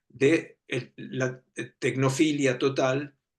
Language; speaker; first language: Spanish; native; Spanish